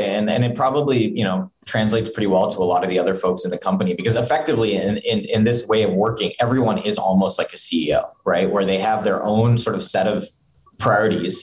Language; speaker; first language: English; native; English